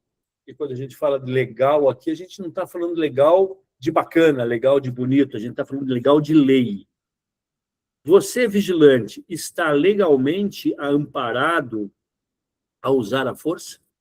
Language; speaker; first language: Portuguese; native; Portuguese